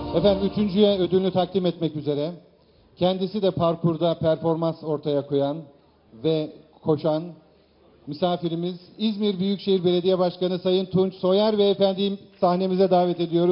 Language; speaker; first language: Turkish; native; Turkish